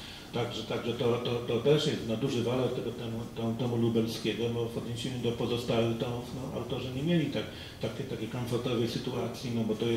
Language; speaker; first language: Polish; native; Polish